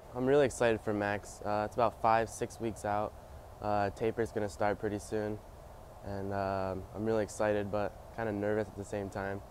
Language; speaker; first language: English; native; English